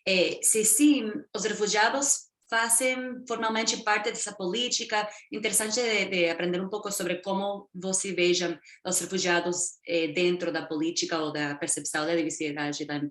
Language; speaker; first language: Portuguese; non-native, fluent; Spanish